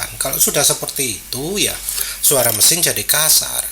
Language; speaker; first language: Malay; non-native, local second language; Javanese